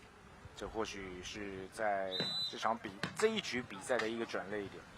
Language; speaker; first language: Chinese; native; Chinese